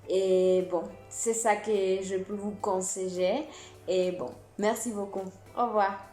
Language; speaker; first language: French; non-native, fluent; Spanish